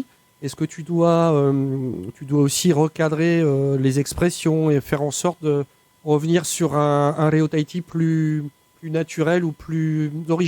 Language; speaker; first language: French; native; French